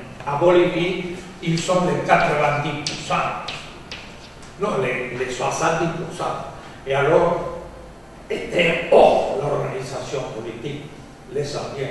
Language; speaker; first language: French; non-native, fluent; Spanish